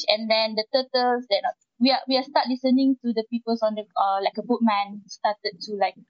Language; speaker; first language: English; non-native, local second language; Malay